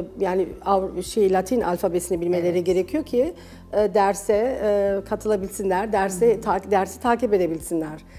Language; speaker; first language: Turkish; early bilingual, heritage; Turkish